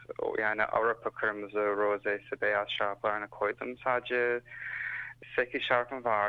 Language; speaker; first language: Turkish; early bilingual, heritage; Turkish